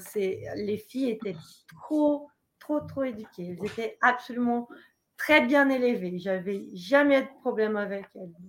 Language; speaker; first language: French; non-native, fluent; Portuguese